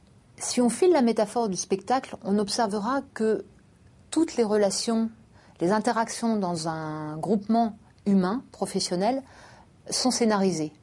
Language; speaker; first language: French; native; French